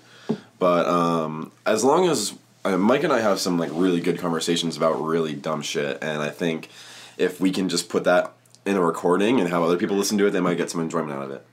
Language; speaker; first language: English; native; English